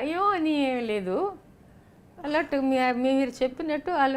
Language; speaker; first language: Telugu; non-native, fluent; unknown